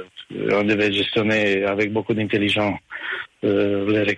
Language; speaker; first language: French; non-native, fluent; Romanian